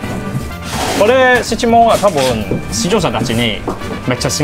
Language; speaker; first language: Japanese; non-native, learner; Cantonese